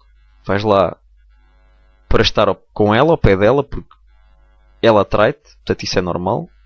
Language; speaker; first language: Portuguese; native; Portuguese